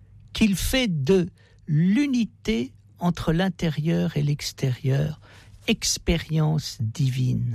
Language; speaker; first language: French; native; French